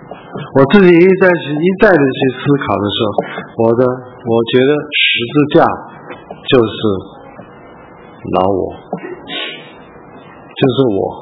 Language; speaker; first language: Chinese; early bilingual, heritage; Chinese